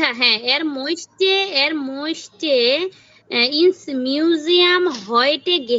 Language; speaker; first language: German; non-native, learner; Bangla